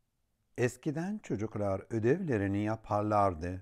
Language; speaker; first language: Turkish; non-native, learner; Central Kurdish